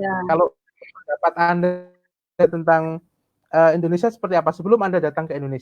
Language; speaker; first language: Indonesian; native; Indonesian